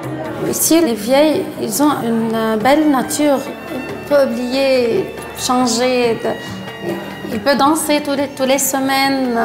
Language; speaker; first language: French; non-native, learner; Arabic